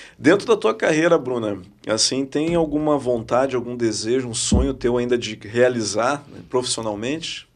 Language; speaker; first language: Portuguese; native; Portuguese